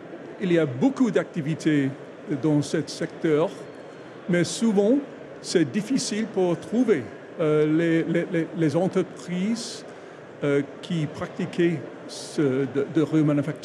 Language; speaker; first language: French; non-native, learner; English